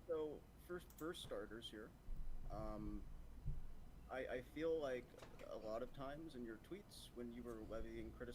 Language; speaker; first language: English; native; English